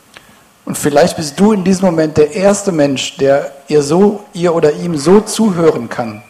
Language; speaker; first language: German; native; German